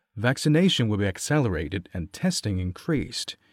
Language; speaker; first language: English; non-native, fluent; Chinese